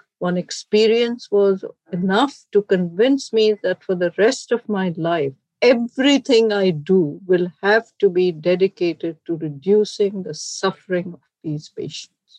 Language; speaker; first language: English; non-native, local second language; Urdu